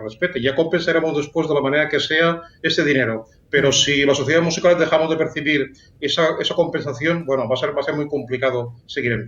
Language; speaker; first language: Spanish; native; Spanish